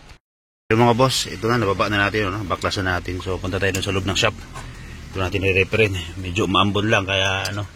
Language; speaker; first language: Filipino; native; Filipino